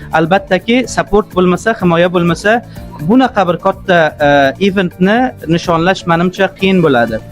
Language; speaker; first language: Uzbek; non-native, learner; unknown